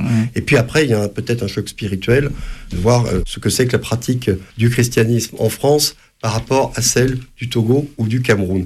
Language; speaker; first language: French; native; French